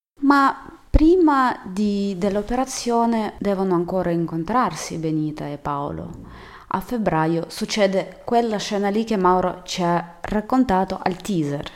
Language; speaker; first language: Italian; non-native, fluent; Russian